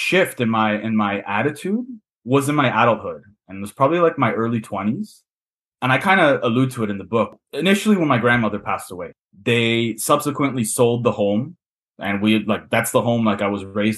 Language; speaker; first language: English; native; English